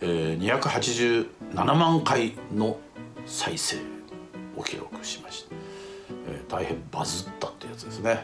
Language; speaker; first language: Japanese; native; Japanese